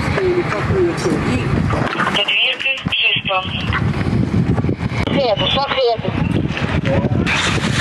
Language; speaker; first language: Ukrainian; native; Ukrainian